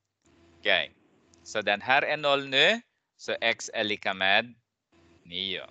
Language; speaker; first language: Swedish; non-native, fluent; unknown